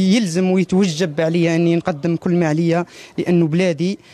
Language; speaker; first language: Arabic; native; Arabic